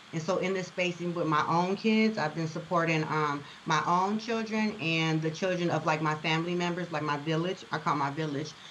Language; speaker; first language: English; native; English